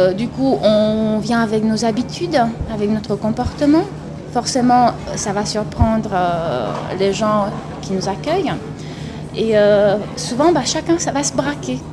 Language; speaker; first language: French; non-native, fluent; Romanian